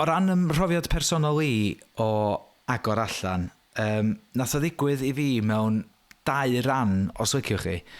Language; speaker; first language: Welsh; native; Welsh